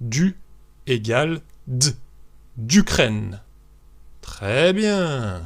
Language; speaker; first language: French; native; French